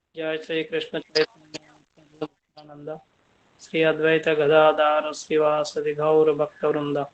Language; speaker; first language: Hindi; non-native, local second language; Telugu